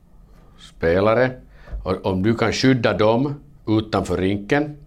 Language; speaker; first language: Swedish; non-native, fluent; Finnish